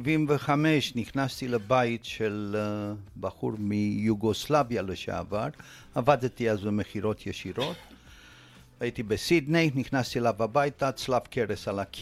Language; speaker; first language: Hebrew; non-native, fluent; Romanian